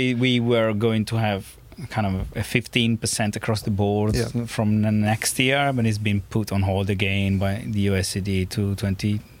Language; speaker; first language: English; non-native, fluent; Italian